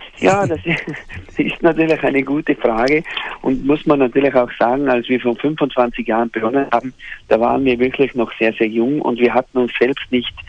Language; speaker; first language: German; native; German